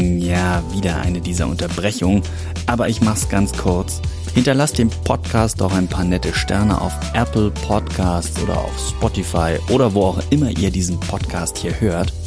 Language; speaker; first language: German; native; German